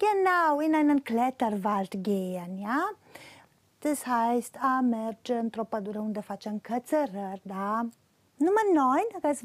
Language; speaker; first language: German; non-native, fluent; Romanian